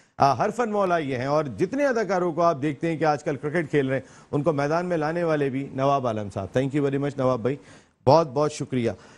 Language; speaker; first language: Urdu; native; Urdu